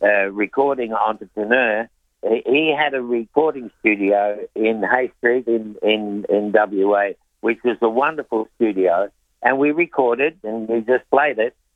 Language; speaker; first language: English; native; English